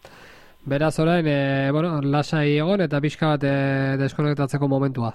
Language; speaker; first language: Basque; native; Basque